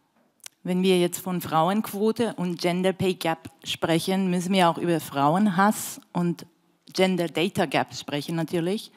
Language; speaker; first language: German; non-native, fluent; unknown